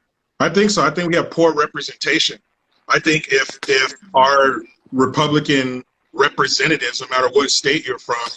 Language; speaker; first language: English; native; English